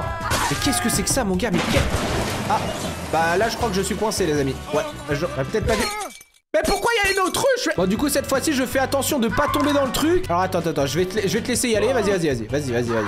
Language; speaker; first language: French; native; French